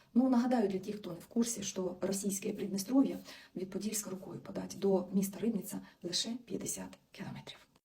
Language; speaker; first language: Ukrainian; non-native, local second language; Russian